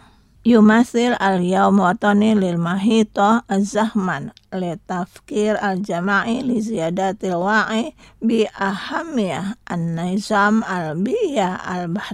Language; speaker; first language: Arabic; non-native, fluent; Indonesian